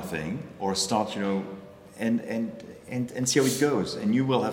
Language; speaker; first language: English; non-native, fluent; French